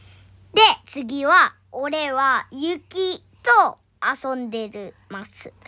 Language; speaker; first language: Japanese; non-native, learner; Indonesian